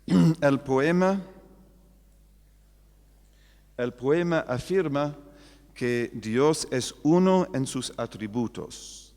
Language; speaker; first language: Spanish; non-native, fluent; English